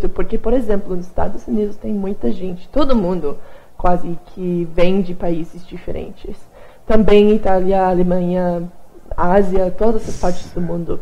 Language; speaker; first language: Portuguese; non-native, fluent; English